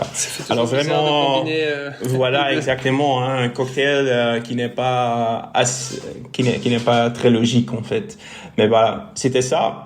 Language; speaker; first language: French; non-native, local second language; Dutch